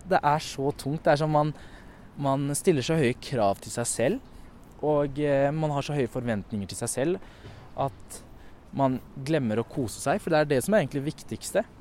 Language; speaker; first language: Norwegian; native; Norwegian